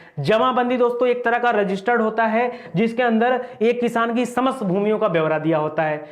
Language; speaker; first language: Hindi; native; Hindi